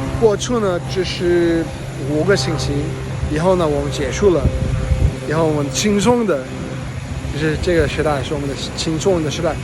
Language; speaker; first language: Chinese; non-native, learner; English